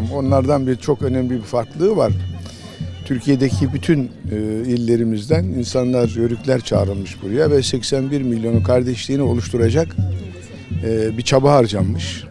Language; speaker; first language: Turkish; native; Turkish